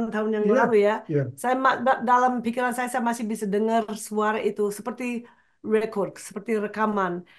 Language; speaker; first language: Indonesian; non-native, fluent; English